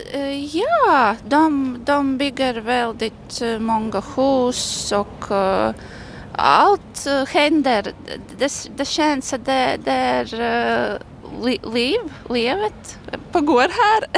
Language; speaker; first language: Swedish; non-native, learner; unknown